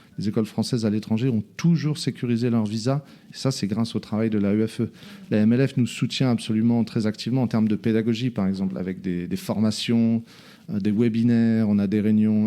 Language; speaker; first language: French; native; French